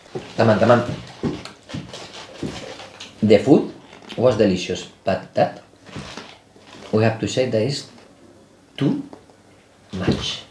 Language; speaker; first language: English; non-native, fluent; Spanish